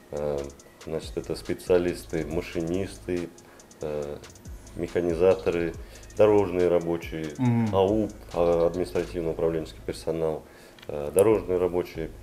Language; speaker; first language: Russian; native; Russian